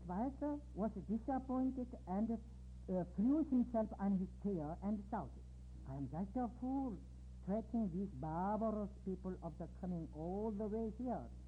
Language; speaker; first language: English; non-native, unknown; Korean